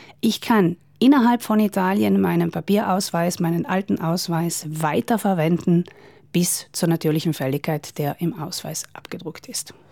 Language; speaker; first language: German; native; German